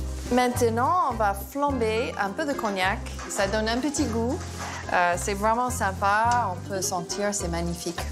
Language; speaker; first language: French; non-native, fluent; English